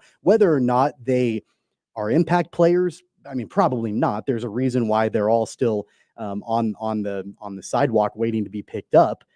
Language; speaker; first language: English; native; English